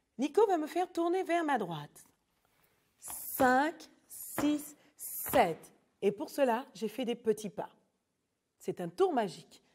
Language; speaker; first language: French; native; French